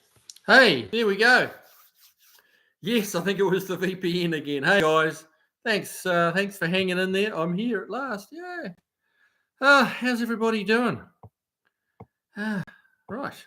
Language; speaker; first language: English; native; English